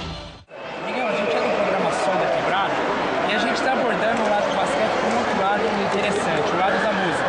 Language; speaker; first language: Portuguese; native; Portuguese